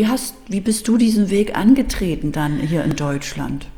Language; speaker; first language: German; native; German